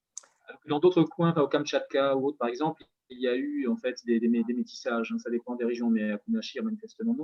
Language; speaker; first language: French; native; French